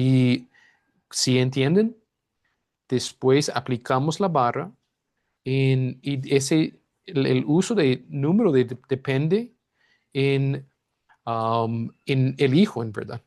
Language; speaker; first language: Spanish; non-native, fluent; English